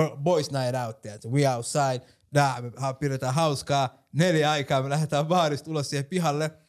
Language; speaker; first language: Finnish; early bilingual, other home language; Somali